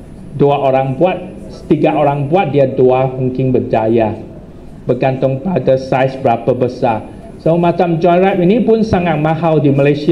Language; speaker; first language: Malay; non-native, local second language; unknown